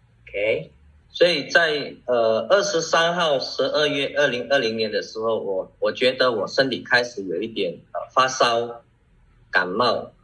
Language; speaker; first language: Chinese; early bilingual, heritage; Chinese